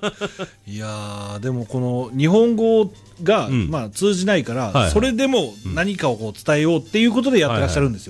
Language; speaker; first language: Japanese; native; Japanese